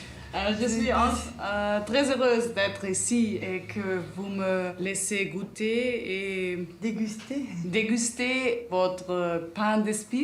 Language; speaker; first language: French; non-native, learner; German